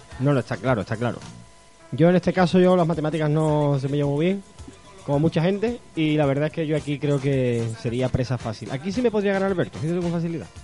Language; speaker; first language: Spanish; native; Spanish